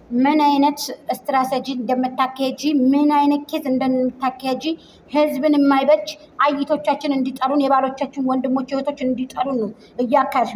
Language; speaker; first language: Amharic; native; Amharic